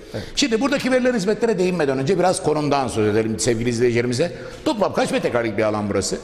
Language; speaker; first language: Turkish; native; Turkish